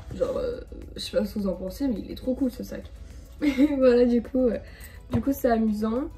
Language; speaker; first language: French; native; French